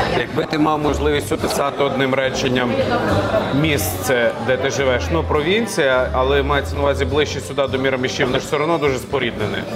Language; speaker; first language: Ukrainian; native; Ukrainian